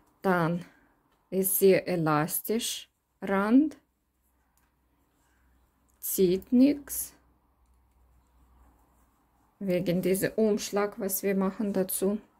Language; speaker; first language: German; non-native, learner; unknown